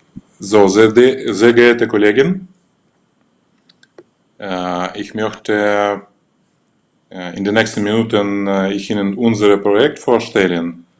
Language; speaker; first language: German; non-native, fluent; Russian